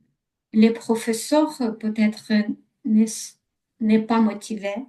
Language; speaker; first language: French; non-native, learner; Ukrainian